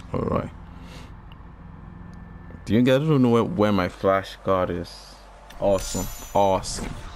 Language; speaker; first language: English; native; English